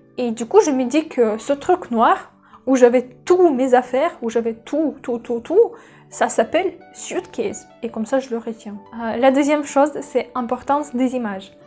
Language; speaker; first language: French; non-native, fluent; Russian